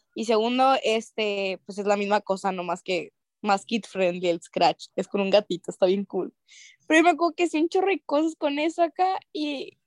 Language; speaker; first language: Spanish; early bilingual, heritage; Spanish